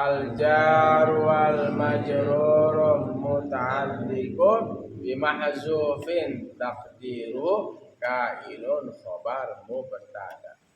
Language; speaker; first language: Arabic; non-native, fluent; Indonesian